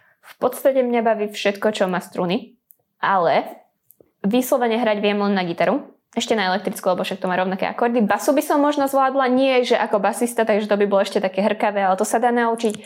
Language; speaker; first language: Slovak; non-native, local second language; Hungarian